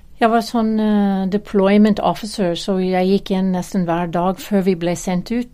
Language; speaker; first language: Norwegian; non-native, fluent; English